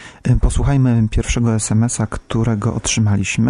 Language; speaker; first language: Polish; native; Polish